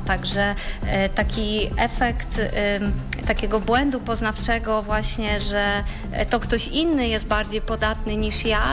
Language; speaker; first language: Polish; native; Polish